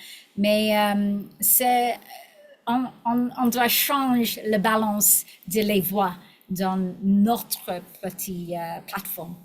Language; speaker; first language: French; non-native, learner; English